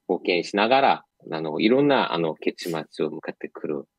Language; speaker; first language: Japanese; non-native, fluent; Korean